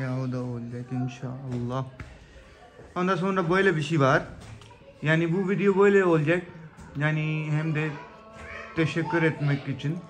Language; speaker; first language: Turkish; non-native, learner; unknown